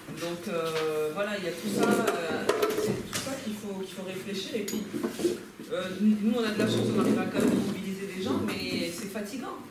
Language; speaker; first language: French; native; French